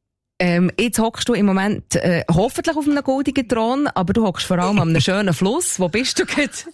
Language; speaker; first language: German; native; German